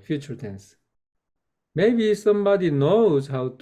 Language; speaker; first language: English; non-native, fluent; Korean